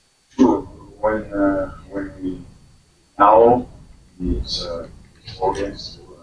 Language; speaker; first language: English; non-native, learner; French